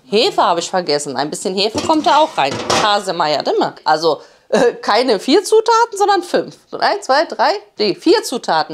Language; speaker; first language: German; early bilingual, other home language; Polish